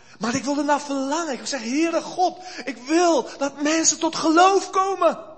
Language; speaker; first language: Dutch; early bilingual, heritage; Dutch